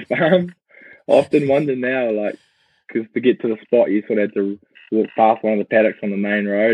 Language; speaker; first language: English; native; English